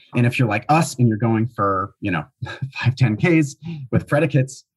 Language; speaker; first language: English; native; English